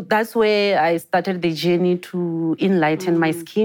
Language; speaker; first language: English; non-native, local second language; Venda